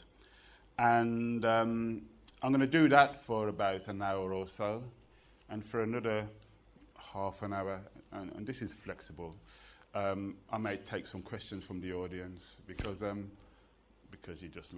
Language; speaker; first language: English; native; English